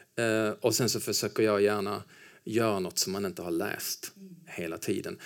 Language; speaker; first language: Swedish; native; Swedish